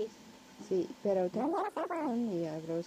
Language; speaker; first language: Spanish; non-native, learner; English